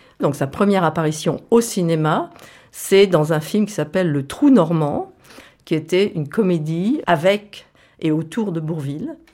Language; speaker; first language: French; native; French